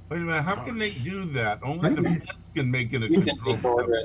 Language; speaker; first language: English; native; English